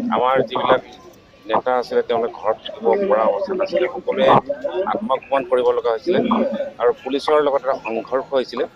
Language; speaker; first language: Assamese; non-native, local second language; Mising